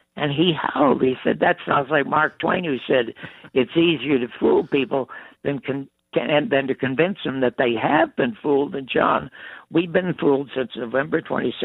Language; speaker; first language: English; native; English